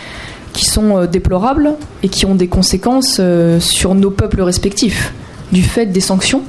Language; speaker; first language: French; native; French